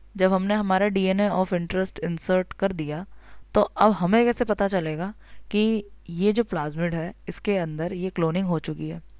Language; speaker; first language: Hindi; native; Hindi